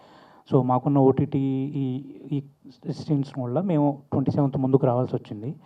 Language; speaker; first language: Telugu; native; Telugu